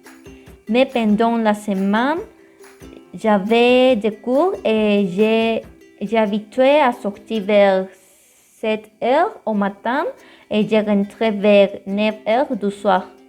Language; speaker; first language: French; non-native, learner; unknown